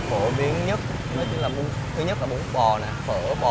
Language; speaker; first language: Vietnamese; native; Vietnamese